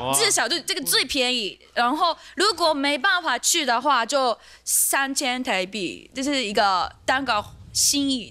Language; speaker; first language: Chinese; non-native, fluent; Japanese